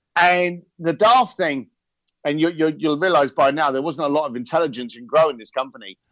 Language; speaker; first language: English; native; English